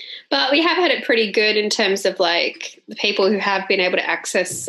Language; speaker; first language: English; native; English